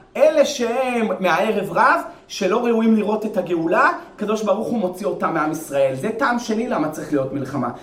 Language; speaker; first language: Hebrew; native; Hebrew